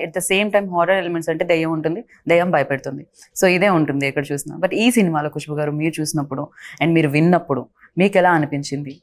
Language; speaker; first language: Telugu; native; Telugu